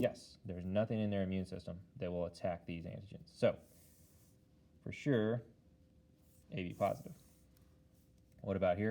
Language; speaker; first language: English; native; English